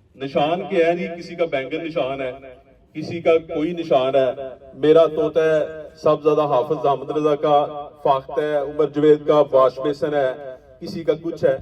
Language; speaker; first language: Urdu; non-native, local second language; Punjabi